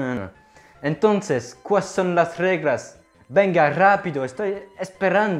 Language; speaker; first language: Spanish; non-native, learner; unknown